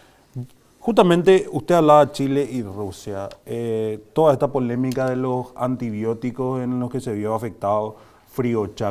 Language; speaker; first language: Spanish; native; Spanish